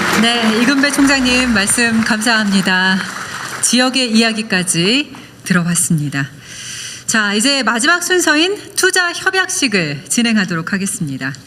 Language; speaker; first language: Korean; native; Korean